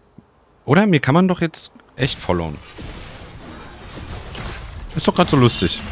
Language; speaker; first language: German; native; German